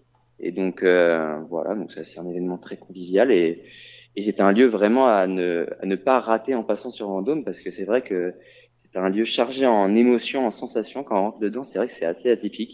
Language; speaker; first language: French; native; French